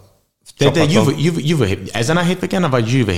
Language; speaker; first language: Hungarian; non-native, learner; English